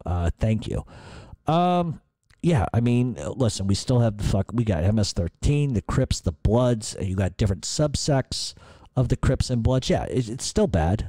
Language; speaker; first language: English; native; English